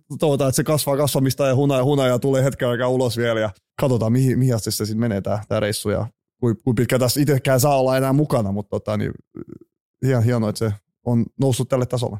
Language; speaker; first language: Finnish; early bilingual, other home language; Czech